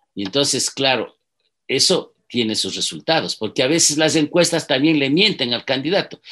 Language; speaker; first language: Spanish; native; Spanish